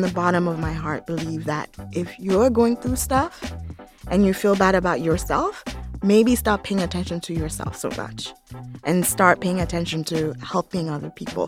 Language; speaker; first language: English; non-native, local second language; Yoruba